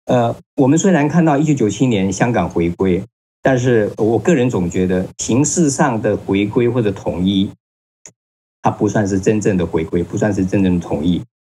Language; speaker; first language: Chinese; native; Chinese